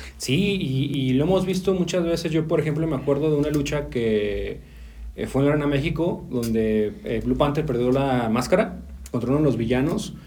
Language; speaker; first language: Spanish; native; Spanish